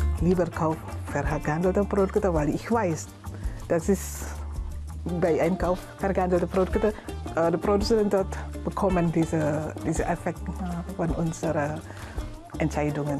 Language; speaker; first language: German; non-native, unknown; Indonesian